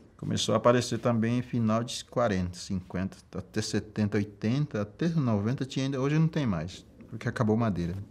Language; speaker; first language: Portuguese; native; Portuguese